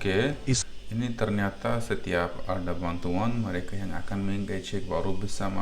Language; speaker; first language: Indonesian; non-native, fluent; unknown